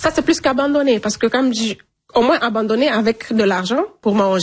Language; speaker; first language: French; non-native, fluent; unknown